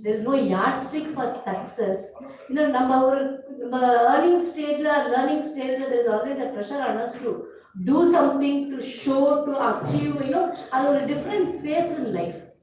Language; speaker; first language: English; non-native, local second language; Tamil